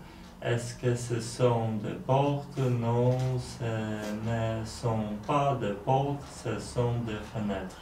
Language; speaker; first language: French; non-native, learner; Polish